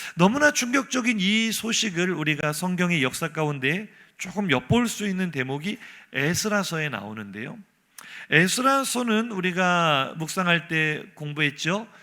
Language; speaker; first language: Korean; native; Korean